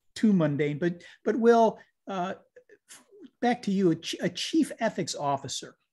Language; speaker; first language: English; native; English